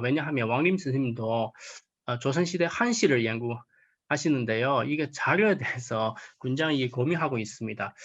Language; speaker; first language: Korean; non-native, fluent; Chinese